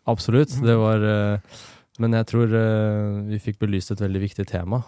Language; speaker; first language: Norwegian; native; Norwegian